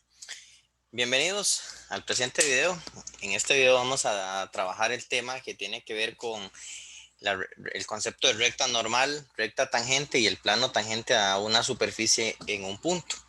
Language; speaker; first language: Spanish; native; Spanish